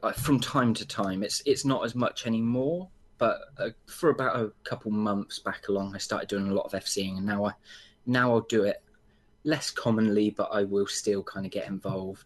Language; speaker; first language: English; native; English